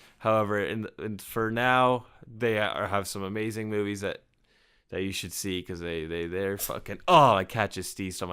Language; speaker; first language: English; native; English